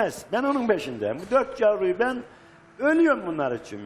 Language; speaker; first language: Turkish; native; Turkish